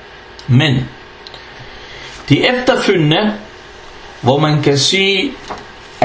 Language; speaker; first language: Danish; non-native, fluent; Arabic